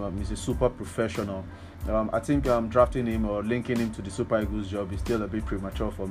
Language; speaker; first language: English; non-native, local second language; Yoruba